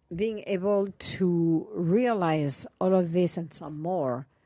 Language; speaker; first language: English; non-native, fluent; Italian